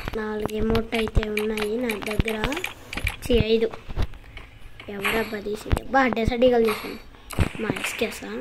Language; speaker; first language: Telugu; native; Telugu